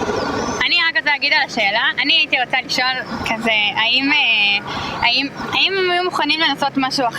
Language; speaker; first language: Hebrew; native; Hebrew